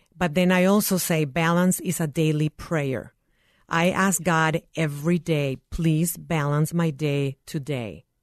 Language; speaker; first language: English; non-native, fluent; Spanish